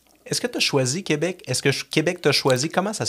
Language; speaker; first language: French; native; French